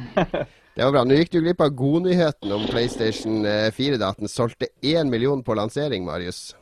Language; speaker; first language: Norwegian; native; Norwegian